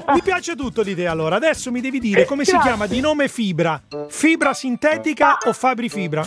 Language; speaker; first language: Italian; native; Italian